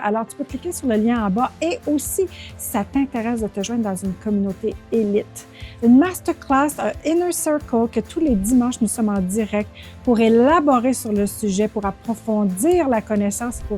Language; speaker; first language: French; native; French